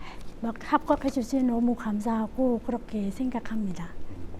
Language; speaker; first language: Korean; non-native, learner; Khmer